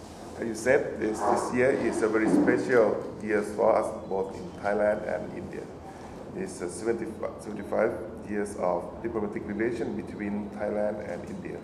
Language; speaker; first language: English; non-native, fluent; Thai